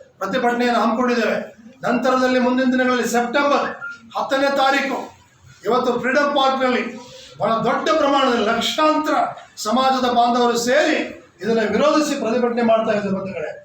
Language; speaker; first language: Kannada; non-native, local second language; Lambadi